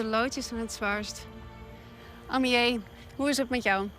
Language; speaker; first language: Dutch; native; Dutch